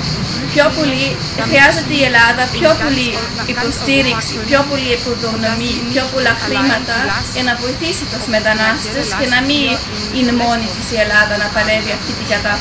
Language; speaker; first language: Greek; early bilingual, heritage; Greek